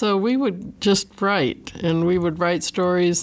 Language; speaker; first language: English; native; English